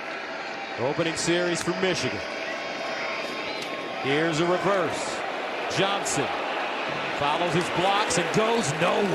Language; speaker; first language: English; native; English